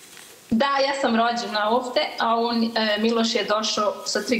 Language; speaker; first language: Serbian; early bilingual, heritage; Serbian